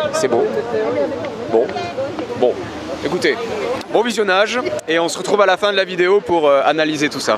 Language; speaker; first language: French; native; French